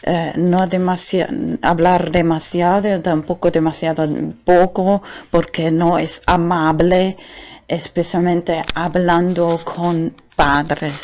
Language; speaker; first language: Spanish; non-native, fluent; German